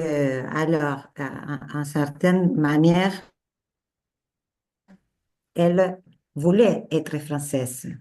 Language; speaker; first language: French; non-native, fluent; Spanish